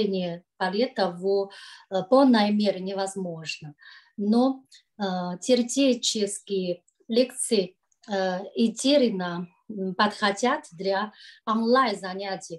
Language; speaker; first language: Russian; non-native, learner; Chinese